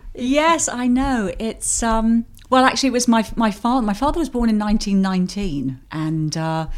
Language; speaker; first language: English; native; English